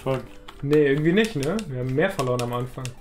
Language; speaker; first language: German; native; German